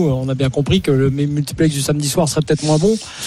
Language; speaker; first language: French; native; French